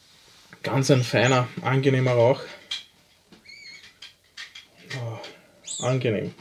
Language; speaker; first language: German; native; German